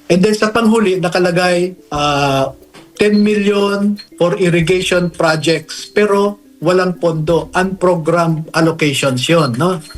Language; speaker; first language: Filipino; native; Filipino